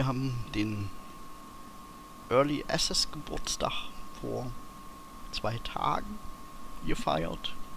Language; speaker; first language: German; native; German